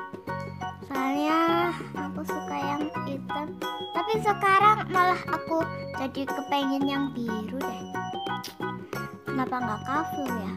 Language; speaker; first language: Indonesian; early bilingual, other home language; Korean